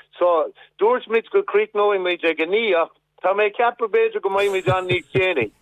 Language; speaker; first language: Irish; non-native, local second language; English